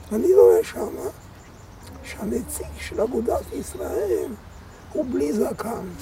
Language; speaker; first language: Hebrew; non-native, fluent; Polish